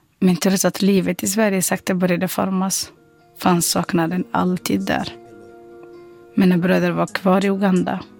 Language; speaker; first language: Swedish; non-native, fluent; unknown